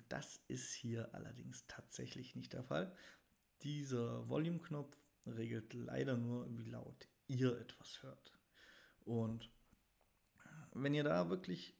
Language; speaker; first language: German; native; German